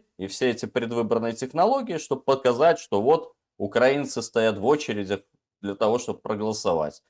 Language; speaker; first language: Russian; native; Russian